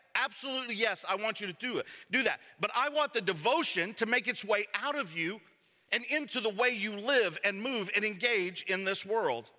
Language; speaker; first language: English; native; English